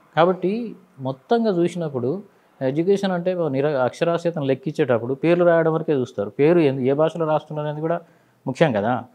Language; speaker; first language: Telugu; non-native, local second language; Urdu